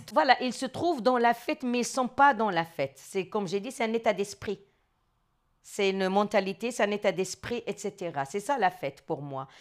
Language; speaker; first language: French; non-native, local second language; Arabic